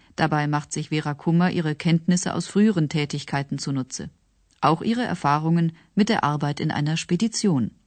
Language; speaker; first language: German; native; German